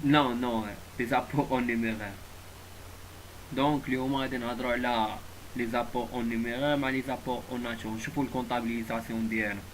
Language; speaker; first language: Arabic; native; Arabic